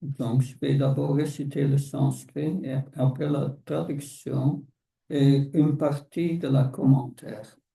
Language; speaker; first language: French; non-native, fluent; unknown